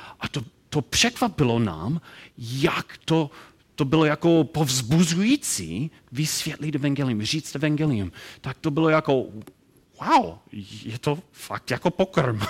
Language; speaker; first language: Czech; non-native, learner; English